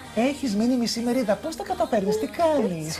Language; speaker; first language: Greek; native; Greek